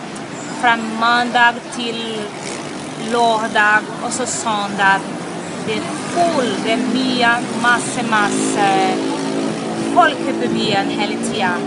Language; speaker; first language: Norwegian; non-native, learner; Portuguese